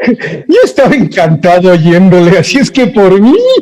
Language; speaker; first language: Spanish; native; Spanish